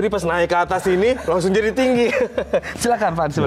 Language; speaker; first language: Indonesian; native; Indonesian